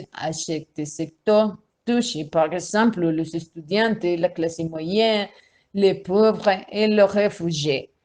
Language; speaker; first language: French; non-native, learner; Spanish